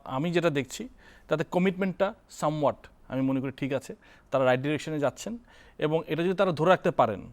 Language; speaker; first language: Bangla; native; Bangla